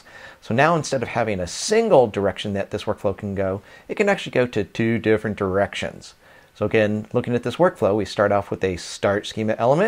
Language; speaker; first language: English; native; English